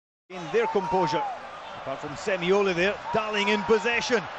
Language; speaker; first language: English; native; English